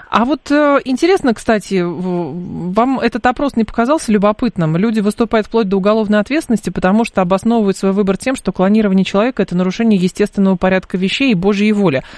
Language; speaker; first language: Russian; native; Russian